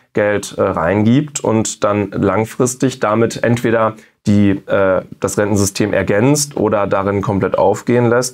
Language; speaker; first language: German; native; German